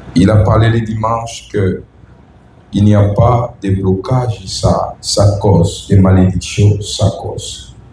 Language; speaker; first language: French; non-native, local second language; Swahili